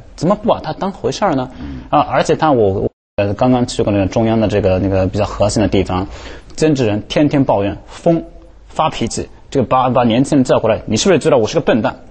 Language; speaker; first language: Chinese; non-native, fluent; Japanese